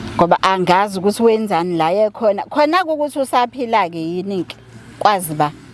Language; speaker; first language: Zulu; native; Zulu